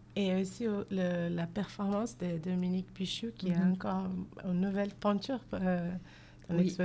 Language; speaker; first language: French; non-native, fluent; Portuguese